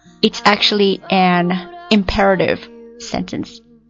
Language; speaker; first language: English; non-native, fluent; Chinese